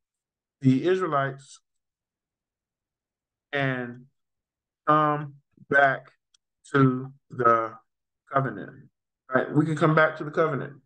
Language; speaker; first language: English; native; English